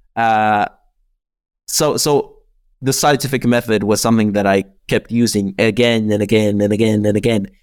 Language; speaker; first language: English; non-native, fluent; Czech